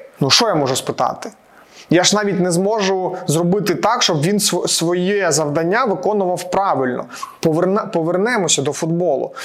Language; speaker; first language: Ukrainian; non-native, local second language; Russian